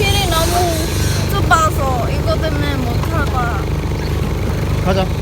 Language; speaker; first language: Korean; non-native, learner; Khmer